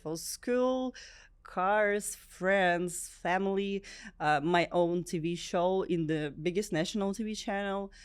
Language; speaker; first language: English; non-native, learner; Ukrainian